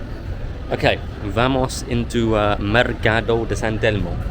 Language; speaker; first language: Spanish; non-native, learner; English